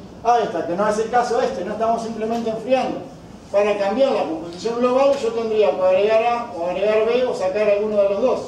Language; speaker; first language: Spanish; native; Spanish